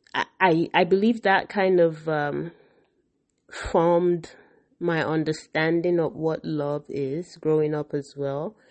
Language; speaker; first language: English; non-native, local second language; Yoruba